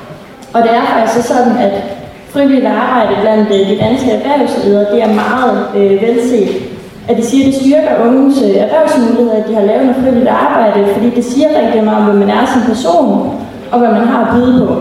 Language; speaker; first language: Danish; native; Danish